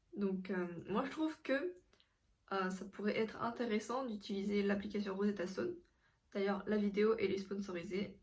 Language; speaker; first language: French; non-native, fluent; Korean